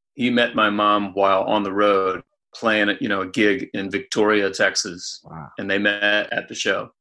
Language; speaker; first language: English; native; English